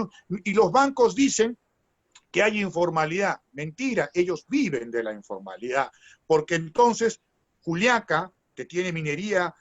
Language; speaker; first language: Spanish; native; Spanish